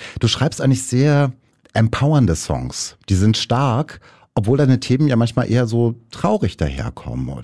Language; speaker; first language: German; native; German